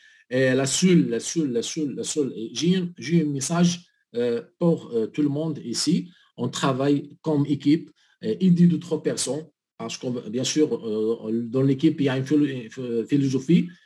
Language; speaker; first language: French; non-native, learner; Arabic